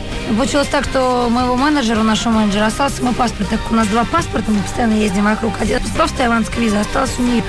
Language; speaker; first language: Russian; native; Russian